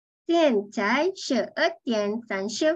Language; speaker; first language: Chinese; non-native, learner; Malay